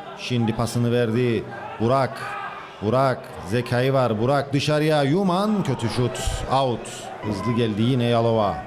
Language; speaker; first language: Turkish; native; Turkish